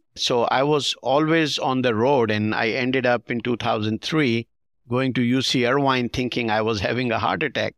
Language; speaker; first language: English; non-native, local second language; Urdu